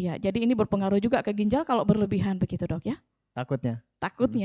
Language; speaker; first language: Indonesian; native; Indonesian